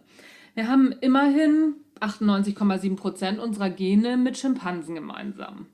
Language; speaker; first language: German; native; German